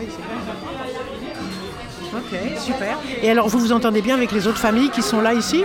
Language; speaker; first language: French; native; French